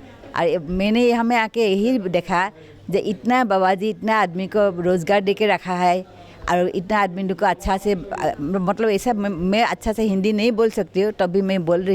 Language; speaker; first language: Hindi; non-native, local second language; Assamese